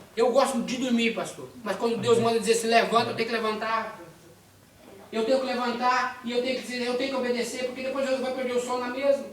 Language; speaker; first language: Portuguese; native; Portuguese